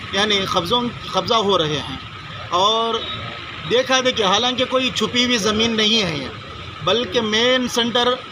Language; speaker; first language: Urdu; native; Urdu